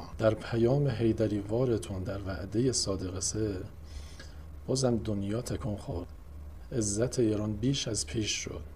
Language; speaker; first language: Persian; native; Persian